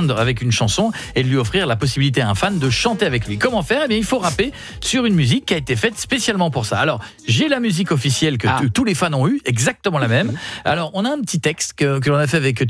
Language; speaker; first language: French; native; French